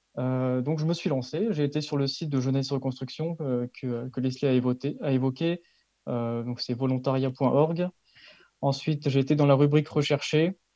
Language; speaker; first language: French; native; French